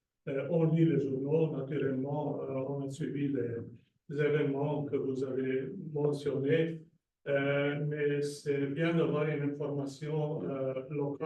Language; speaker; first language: French; non-native, fluent; Slovenian